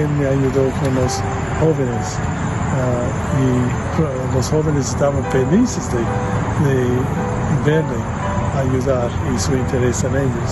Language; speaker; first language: Spanish; non-native, fluent; English